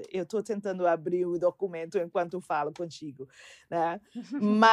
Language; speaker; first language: Portuguese; non-native, fluent; English